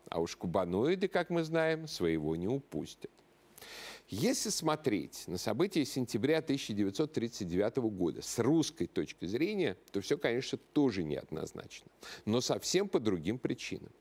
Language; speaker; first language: Russian; native; Russian